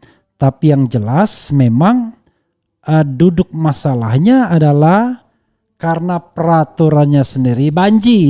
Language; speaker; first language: Indonesian; native; Indonesian